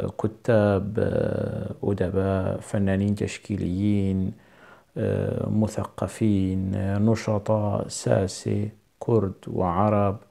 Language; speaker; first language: Arabic; non-native, local second language; Kurdish